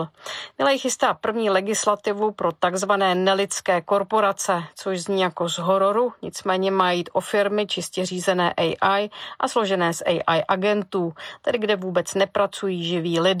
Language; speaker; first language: Czech; native; Czech